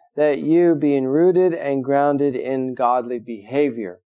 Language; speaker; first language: English; native; English